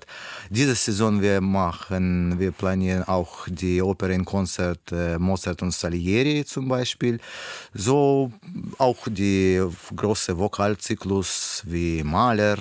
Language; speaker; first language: German; non-native, learner; Russian